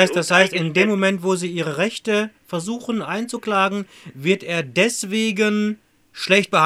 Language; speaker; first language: German; native; German